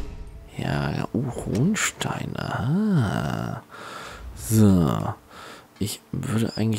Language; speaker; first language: German; native; German